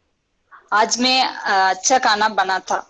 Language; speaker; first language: Hindi; non-native, learner; Tamil